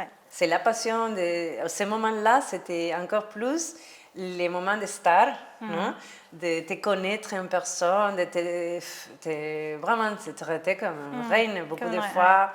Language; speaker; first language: French; non-native, learner; Spanish